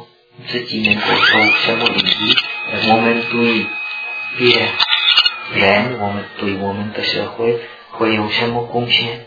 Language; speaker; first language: Chinese; non-native, fluent; Czech